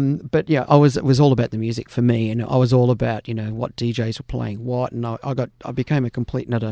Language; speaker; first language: English; native; English